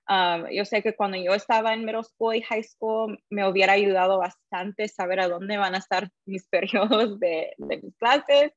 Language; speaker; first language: Spanish; early bilingual, heritage; Spanish